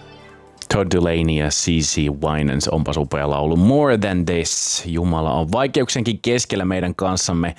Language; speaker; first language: Finnish; native; Finnish